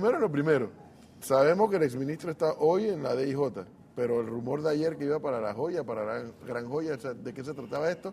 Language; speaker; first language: Spanish; native; Spanish